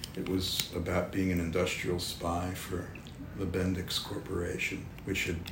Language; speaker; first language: English; native; English